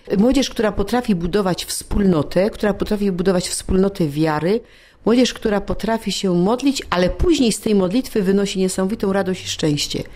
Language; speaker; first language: Polish; native; Polish